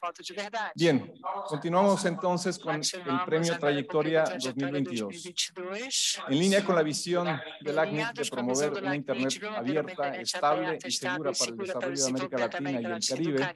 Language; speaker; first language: Spanish; native; Spanish